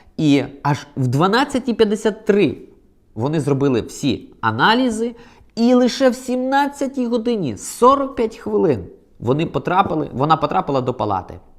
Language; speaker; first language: Ukrainian; native; Ukrainian